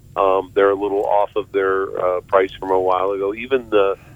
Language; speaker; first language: English; native; English